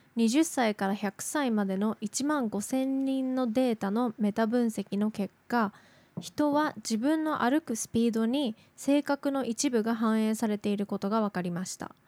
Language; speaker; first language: Japanese; native; Japanese